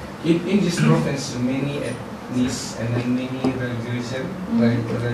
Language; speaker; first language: English; non-native, learner; Indonesian